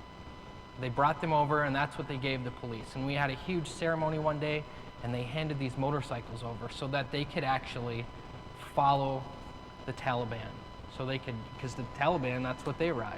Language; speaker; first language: English; native; English